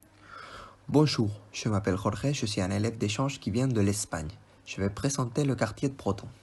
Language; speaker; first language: French; non-native, learner; Spanish